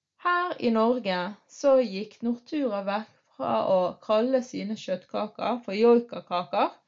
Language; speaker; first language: Norwegian; early bilingual, other home language; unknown